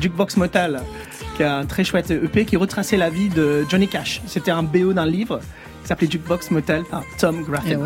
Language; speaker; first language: French; early bilingual, other home language; English